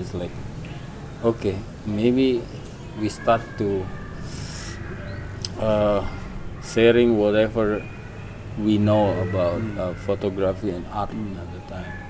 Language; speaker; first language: English; non-native, learner; Indonesian